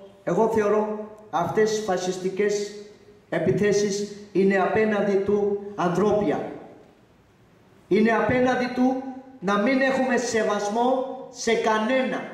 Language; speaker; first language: Greek; non-native, learner; Urdu